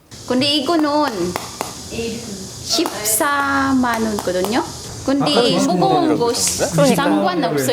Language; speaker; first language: Korean; non-native, learner; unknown